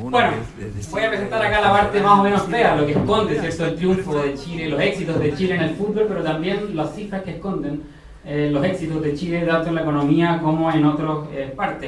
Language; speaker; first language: Spanish; native; Spanish